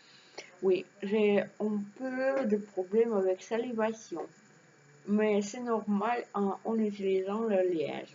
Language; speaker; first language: French; non-native, learner; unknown